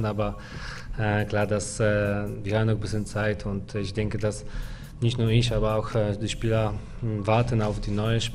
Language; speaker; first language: German; non-native, fluent; Polish